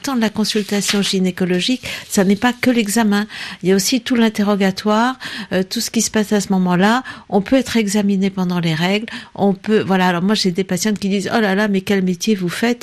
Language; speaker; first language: French; native; French